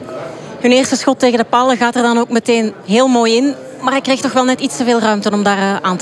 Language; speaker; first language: Dutch; native; Dutch